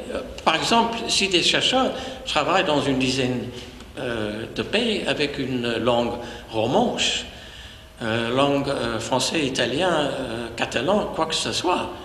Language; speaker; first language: French; non-native, fluent; English